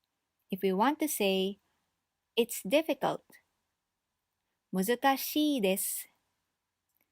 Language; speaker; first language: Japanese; non-native, fluent; English